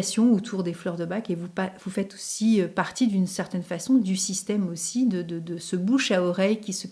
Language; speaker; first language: French; native; French